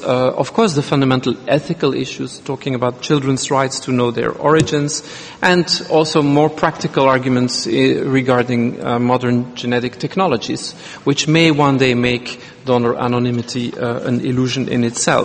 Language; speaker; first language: English; non-native, fluent; Dutch